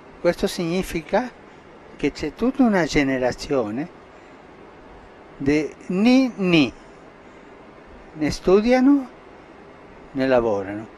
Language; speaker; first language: Italian; early bilingual, heritage; Spanish